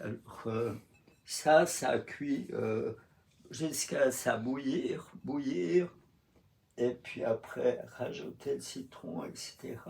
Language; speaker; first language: French; non-native, fluent; Russian